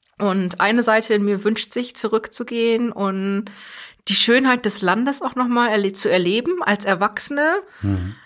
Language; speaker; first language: German; early bilingual, other home language; Persian